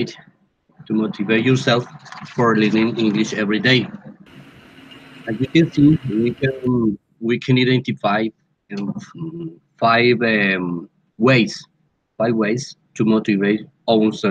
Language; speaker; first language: English; non-native, learner; Spanish